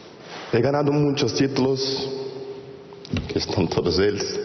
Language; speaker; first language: Spanish; non-native, fluent; Portuguese